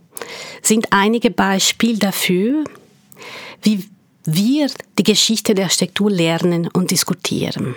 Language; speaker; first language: German; non-native, fluent; Portuguese